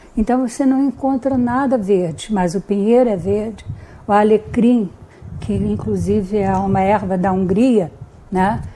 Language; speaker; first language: Portuguese; early bilingual, other home language; Hungarian